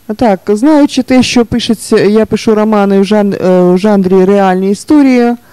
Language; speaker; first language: Ukrainian; native; Ukrainian